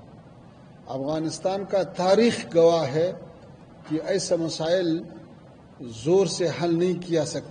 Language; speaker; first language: Hindi; non-native, fluent; Pashto